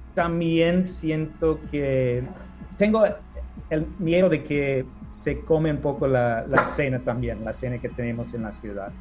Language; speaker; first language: Spanish; non-native, fluent; English